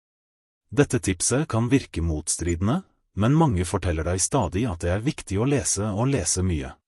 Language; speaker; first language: Norwegian; non-native, fluent; Russian